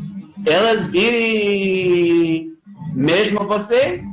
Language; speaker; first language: Portuguese; non-native, learner; English